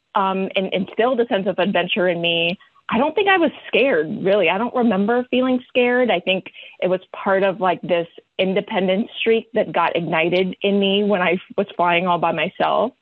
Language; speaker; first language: English; early bilingual, other home language; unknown